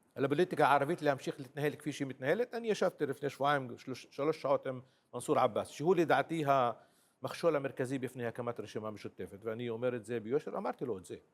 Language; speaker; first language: Hebrew; non-native, local second language; Arabic